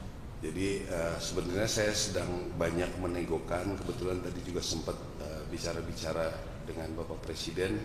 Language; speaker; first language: Indonesian; native; Indonesian